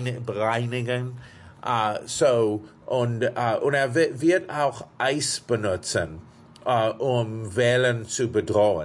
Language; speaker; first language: German; non-native, fluent; English